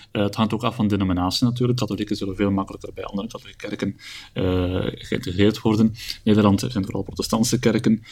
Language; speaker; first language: Dutch; native; Dutch